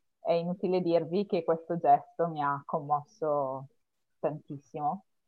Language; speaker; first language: Italian; native; Italian